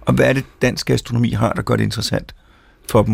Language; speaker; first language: Danish; native; Danish